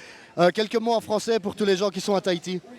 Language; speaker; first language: French; native; French